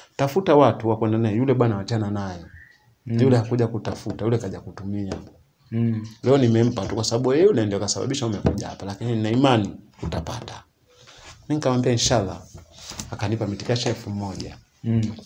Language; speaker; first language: Swahili; native; Swahili